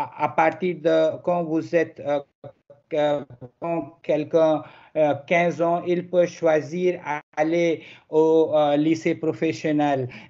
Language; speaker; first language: French; non-native, learner; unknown